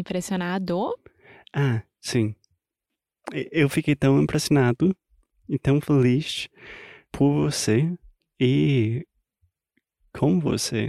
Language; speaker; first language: Portuguese; non-native, learner; English